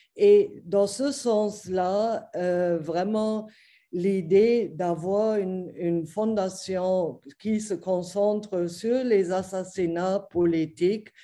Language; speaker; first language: French; non-native, fluent; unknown